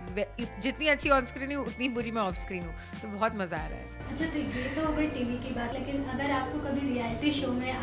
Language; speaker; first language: Hindi; non-native, local second language; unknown